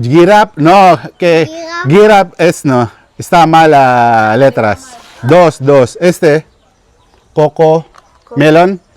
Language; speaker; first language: Spanish; non-native, learner; Filipino